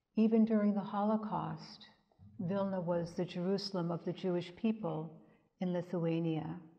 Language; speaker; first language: English; native; English